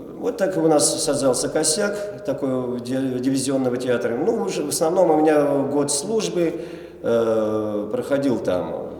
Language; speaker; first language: Russian; non-native, local second language; Chuvash